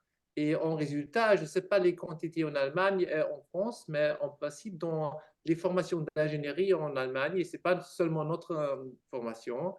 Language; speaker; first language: French; non-native, fluent; German